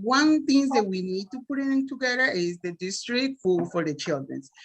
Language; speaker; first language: English; non-native, learner; Spanish